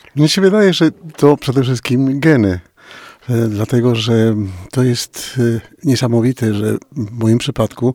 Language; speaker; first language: Polish; non-native, fluent; Spanish